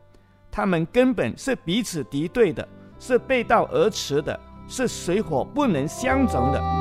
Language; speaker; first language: Chinese; native; Chinese